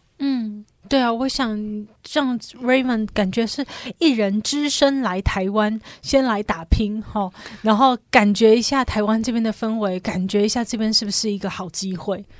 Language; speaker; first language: Chinese; native; Chinese